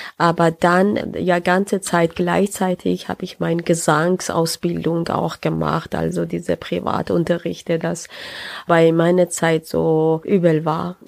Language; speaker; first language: German; non-native, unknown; Persian